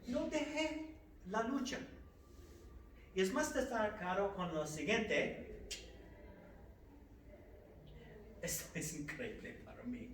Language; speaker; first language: Spanish; non-native, fluent; English